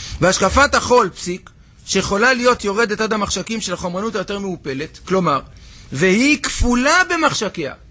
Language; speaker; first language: Hebrew; native; Hebrew